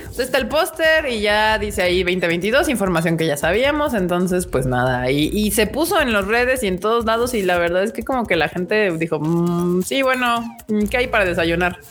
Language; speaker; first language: Spanish; native; Spanish